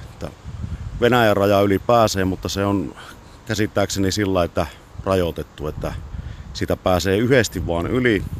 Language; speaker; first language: Finnish; native; Finnish